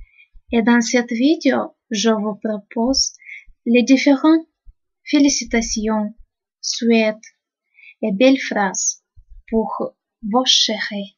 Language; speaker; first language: French; non-native, fluent; Russian